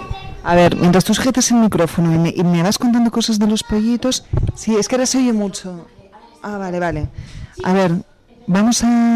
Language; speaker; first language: Spanish; native; Spanish